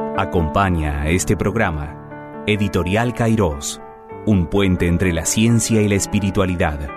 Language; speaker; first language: Spanish; native; Spanish